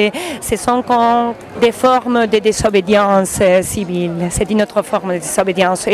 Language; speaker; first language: French; non-native, learner; Spanish